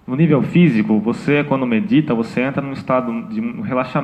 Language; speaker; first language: Portuguese; native; Portuguese